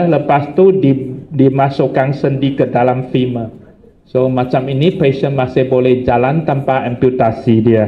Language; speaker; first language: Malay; non-native, local second language; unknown